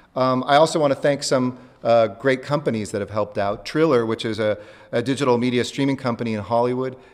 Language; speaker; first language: English; native; English